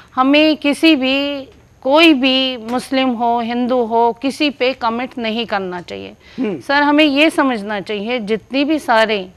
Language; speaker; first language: Hindi; native; Hindi